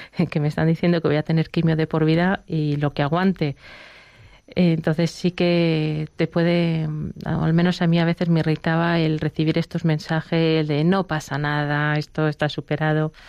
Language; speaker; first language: Spanish; native; Spanish